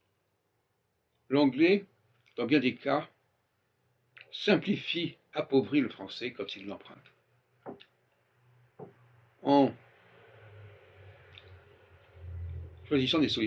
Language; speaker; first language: French; native; French